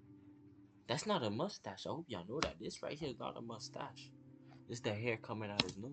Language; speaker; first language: English; native; English